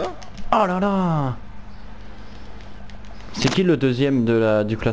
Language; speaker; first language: French; native; French